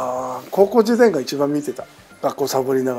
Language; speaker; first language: Japanese; native; Japanese